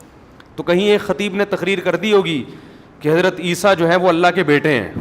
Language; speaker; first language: Urdu; native; Urdu